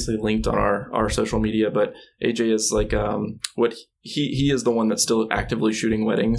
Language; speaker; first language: English; native; English